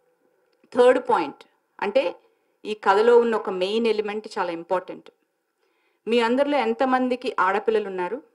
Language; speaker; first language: Telugu; native; Telugu